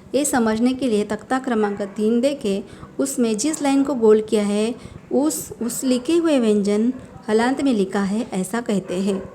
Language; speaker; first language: Hindi; non-native, local second language; Marathi